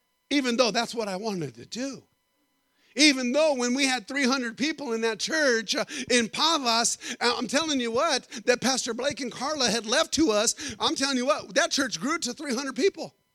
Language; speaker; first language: English; native; English